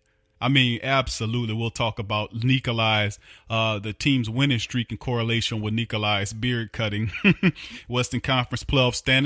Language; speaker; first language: English; native; English